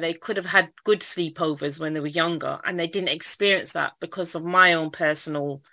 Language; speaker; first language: English; native; English